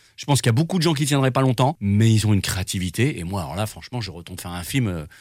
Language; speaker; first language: French; native; French